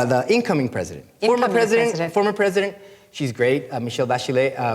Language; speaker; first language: English; non-native, fluent; Spanish